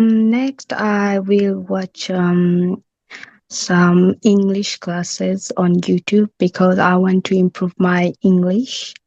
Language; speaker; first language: English; non-native, learner; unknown